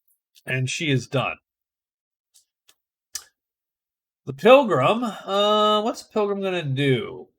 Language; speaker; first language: English; native; English